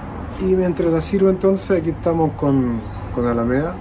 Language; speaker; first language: Spanish; native; Spanish